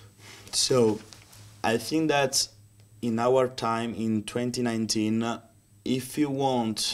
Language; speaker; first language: English; non-native, learner; Italian